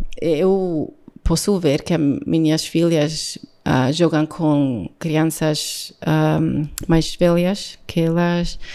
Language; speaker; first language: Portuguese; non-native, learner; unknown